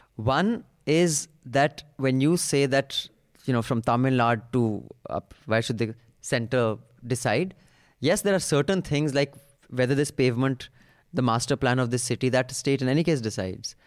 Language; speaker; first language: English; non-native, local second language; Hindi